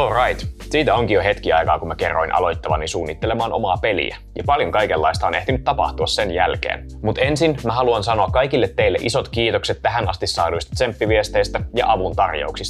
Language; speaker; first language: Finnish; native; Finnish